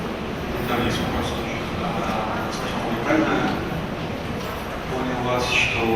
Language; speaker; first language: Russian; native; Russian